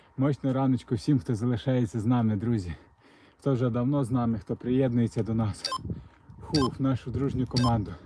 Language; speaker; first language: Ukrainian; non-native, local second language; Russian